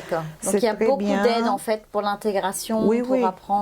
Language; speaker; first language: French; native; French